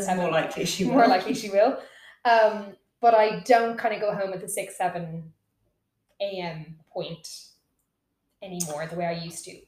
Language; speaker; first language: English; native; English